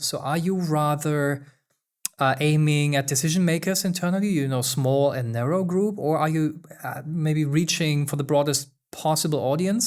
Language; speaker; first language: English; non-native, fluent; German